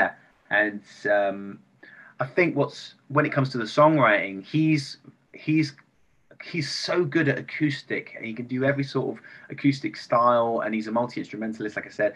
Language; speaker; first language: English; native; English